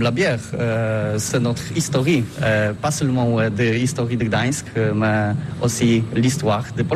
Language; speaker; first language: French; non-native, learner; Polish